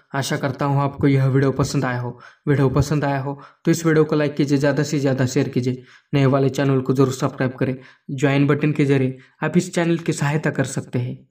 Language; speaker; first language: Hindi; non-native, local second language; Marathi